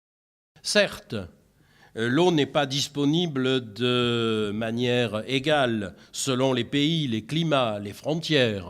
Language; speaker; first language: French; native; French